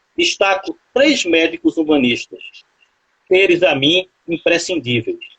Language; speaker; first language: Portuguese; native; Portuguese